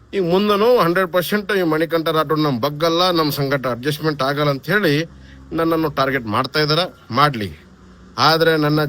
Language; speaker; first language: Kannada; non-native, local second language; Lambadi